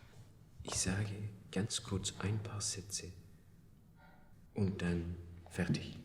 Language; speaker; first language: German; non-native, fluent; Persian